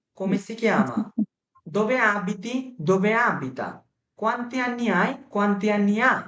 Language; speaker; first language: Italian; non-native, fluent; Bangla